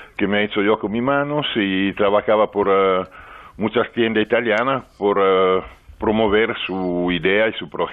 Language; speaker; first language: Spanish; non-native, fluent; Italian